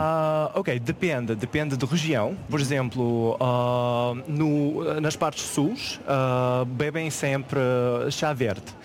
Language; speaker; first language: Portuguese; non-native, learner; Uzbek